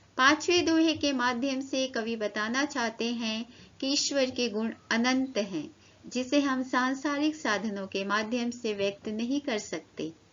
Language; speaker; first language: Hindi; native; Hindi